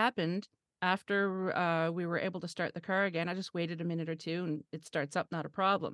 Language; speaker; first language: English; non-native, fluent; French